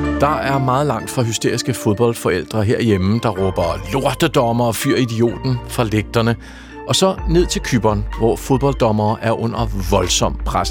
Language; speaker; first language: Danish; native; Danish